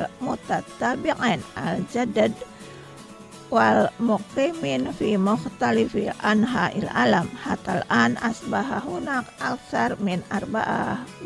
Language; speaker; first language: Arabic; non-native, fluent; Indonesian